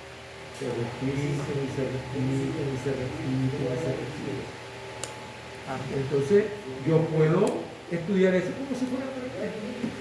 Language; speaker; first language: Spanish; native; Spanish